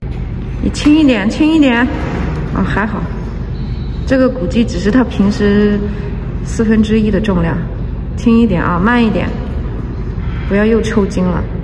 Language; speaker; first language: Chinese; native; Chinese